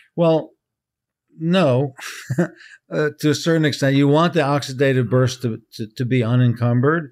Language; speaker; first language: English; early bilingual, heritage; Hebrew